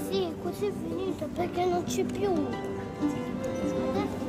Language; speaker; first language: Italian; early bilingual, other home language; Filipino